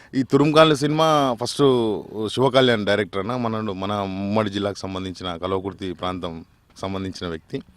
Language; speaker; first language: Telugu; native; Telugu